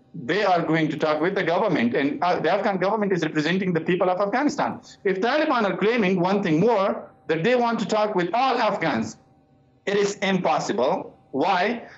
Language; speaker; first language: English; non-native, fluent; Persian